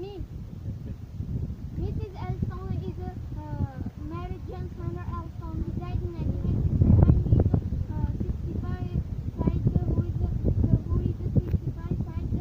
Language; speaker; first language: English; non-native, learner; Tajik